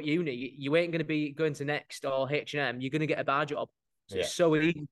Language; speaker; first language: English; native; English